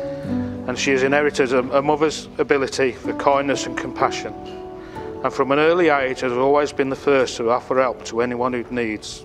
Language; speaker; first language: English; native; English